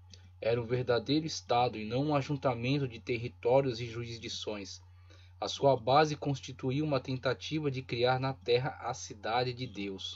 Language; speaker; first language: Portuguese; native; Portuguese